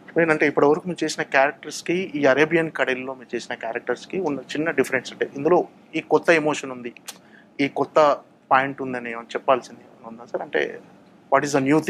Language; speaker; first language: Telugu; native; Telugu